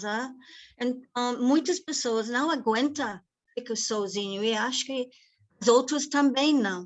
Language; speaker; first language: Portuguese; non-native, fluent; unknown